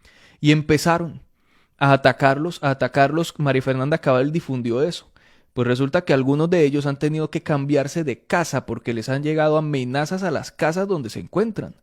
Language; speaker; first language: Spanish; native; Spanish